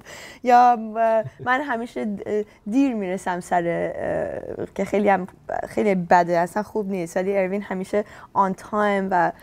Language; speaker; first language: Persian; early bilingual, heritage; Persian